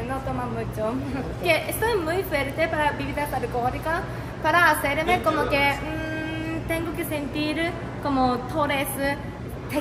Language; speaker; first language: Spanish; non-native, learner; Japanese